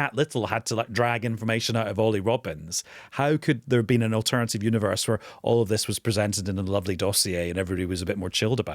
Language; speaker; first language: English; native; English